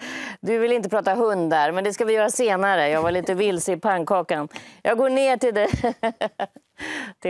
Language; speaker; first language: Swedish; native; Swedish